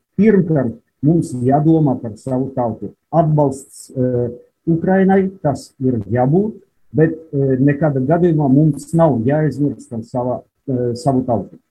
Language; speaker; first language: Latvian; non-native, local second language; Russian